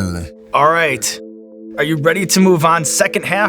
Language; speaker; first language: English; native; English